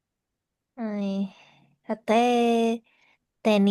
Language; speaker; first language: Japanese; non-native, learner; Indonesian